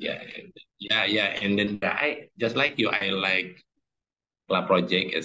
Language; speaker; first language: English; non-native, fluent; Indonesian